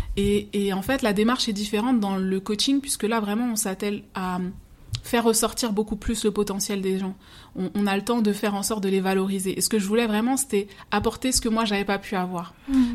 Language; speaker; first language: French; native; French